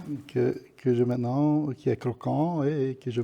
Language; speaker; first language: French; non-native, local second language; Dutch